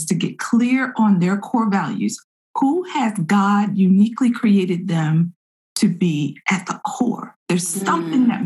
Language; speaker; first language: English; native; English